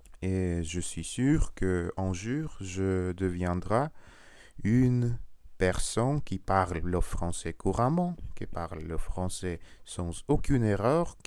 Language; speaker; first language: French; non-native, learner; Russian